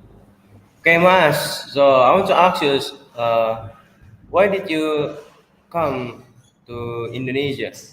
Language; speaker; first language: English; non-native, fluent; Indonesian